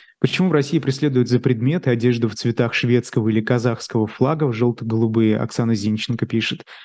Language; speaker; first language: Russian; native; Russian